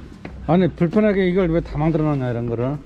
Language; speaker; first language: Korean; native; Korean